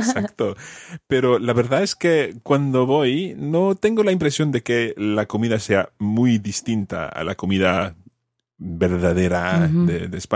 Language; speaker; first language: Spanish; non-native, fluent; English